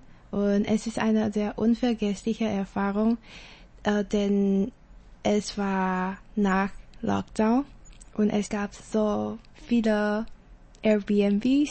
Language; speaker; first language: German; non-native, learner; Chinese